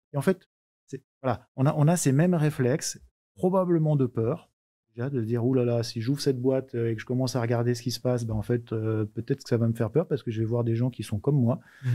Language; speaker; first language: French; native; French